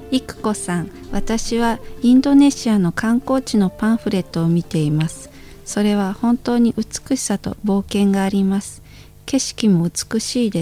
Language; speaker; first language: Japanese; non-native, fluent; Indonesian